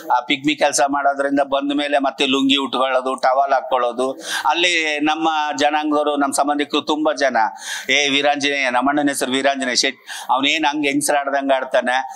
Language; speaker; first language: Kannada; native; Kannada